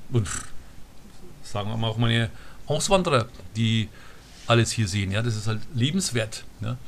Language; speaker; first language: German; early bilingual, other home language; Turkish